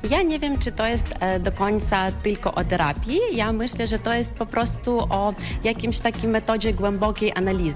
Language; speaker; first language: Polish; non-native, fluent; Ukrainian